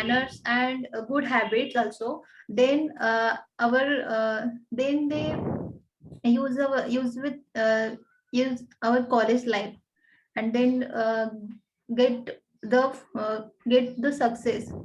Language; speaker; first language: English; non-native, learner; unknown